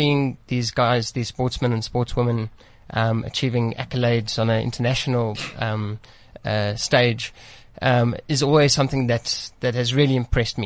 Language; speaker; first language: English; native; English